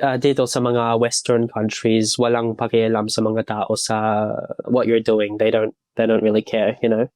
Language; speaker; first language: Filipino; non-native, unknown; English